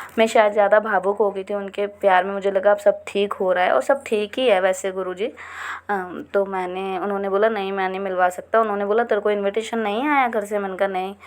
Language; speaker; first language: Hindi; native; Hindi